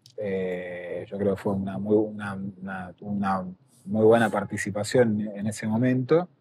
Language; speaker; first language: Spanish; native; Spanish